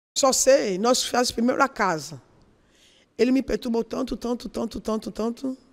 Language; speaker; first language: Portuguese; non-native, learner; Yoruba